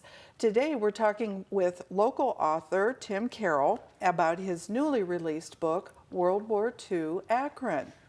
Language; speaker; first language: English; native; English